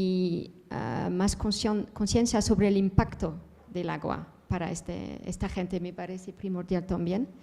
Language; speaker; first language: Spanish; non-native, fluent; Dutch